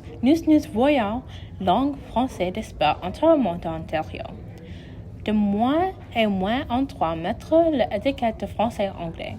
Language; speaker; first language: French; non-native, learner; English